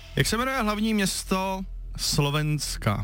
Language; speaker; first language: Czech; native; Czech